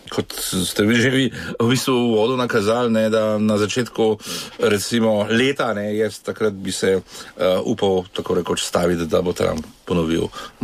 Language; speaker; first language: Slovenian; native; Slovenian